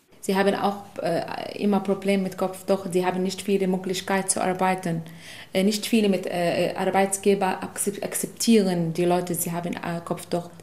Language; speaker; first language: German; non-native, learner; Arabic